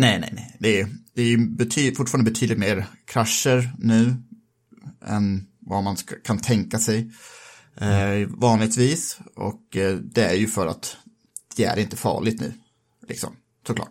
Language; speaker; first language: Swedish; native; Swedish